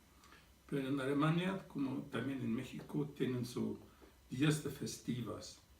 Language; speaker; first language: Spanish; non-native, fluent; German